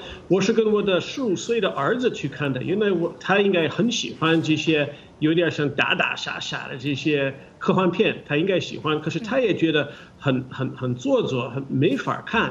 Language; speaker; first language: Chinese; non-native, fluent; English